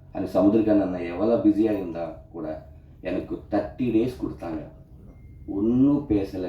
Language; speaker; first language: Tamil; non-native, local second language; Telugu